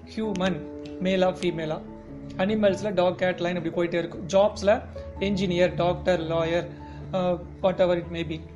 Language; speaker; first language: English; non-native, local second language; Tamil